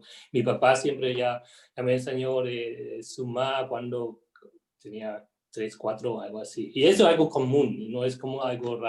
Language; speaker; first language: Spanish; non-native, fluent; German